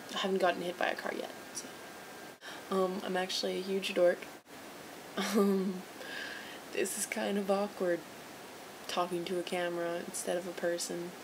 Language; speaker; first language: English; native; English